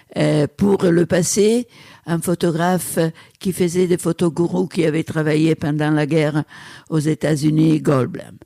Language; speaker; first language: French; non-native, fluent; Italian